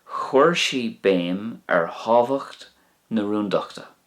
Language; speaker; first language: Irish; non-native, local second language; English